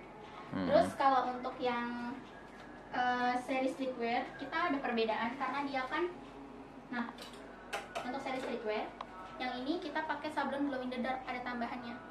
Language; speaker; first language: Indonesian; native; Indonesian